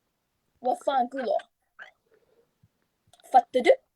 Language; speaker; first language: Swedish; non-native, learner; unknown